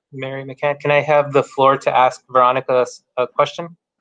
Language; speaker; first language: English; early bilingual, other home language; Spanish